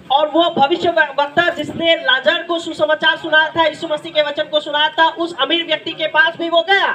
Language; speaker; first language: Hindi; non-native, local second language; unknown